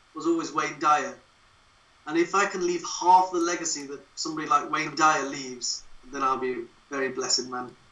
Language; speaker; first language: English; native; English